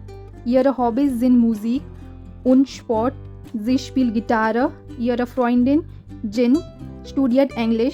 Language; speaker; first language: German; non-native, learner; Hindi